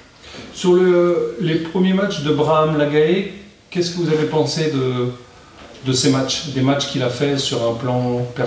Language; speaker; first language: French; native; French